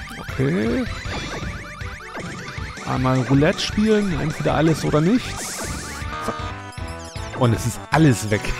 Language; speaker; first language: German; native; German